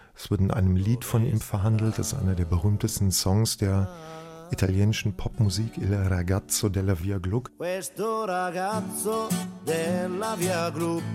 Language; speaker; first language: German; native; German